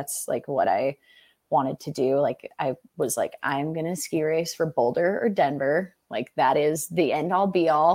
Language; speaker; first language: English; native; English